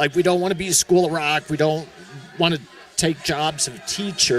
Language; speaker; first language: English; native; English